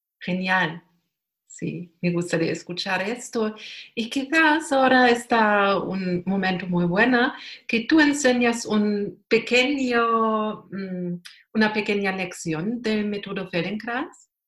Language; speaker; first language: Spanish; non-native, learner; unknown